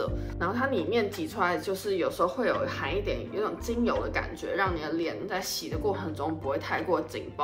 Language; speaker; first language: Chinese; native; Chinese